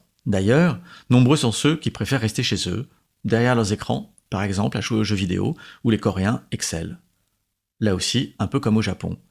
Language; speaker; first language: French; native; French